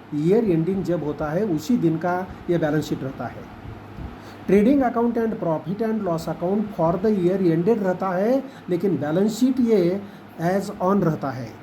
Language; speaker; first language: Hindi; non-native, local second language; Marathi